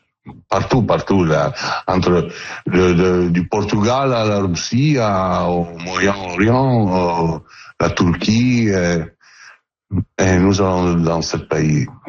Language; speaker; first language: French; non-native, learner; Italian